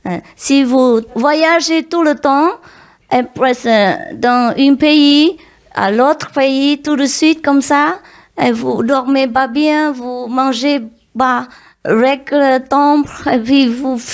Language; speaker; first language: French; non-native, learner; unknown